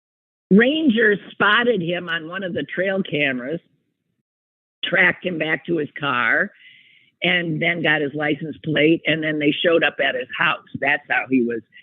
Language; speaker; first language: English; native; English